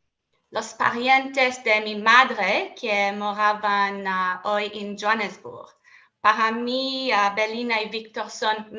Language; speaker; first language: Spanish; non-native, learner; English